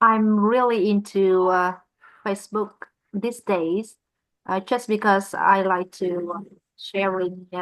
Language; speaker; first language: English; non-native, learner; Vietnamese